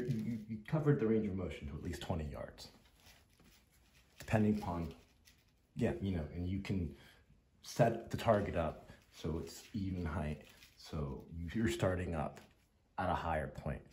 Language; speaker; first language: English; native; English